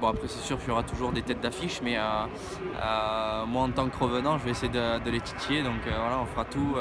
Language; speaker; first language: French; native; French